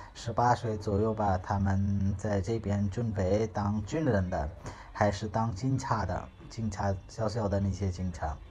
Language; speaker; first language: Chinese; non-native, learner; Hindi